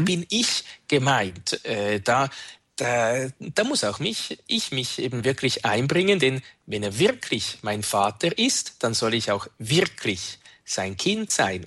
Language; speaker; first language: German; native; German